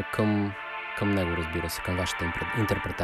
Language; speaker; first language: Bulgarian; native; Bulgarian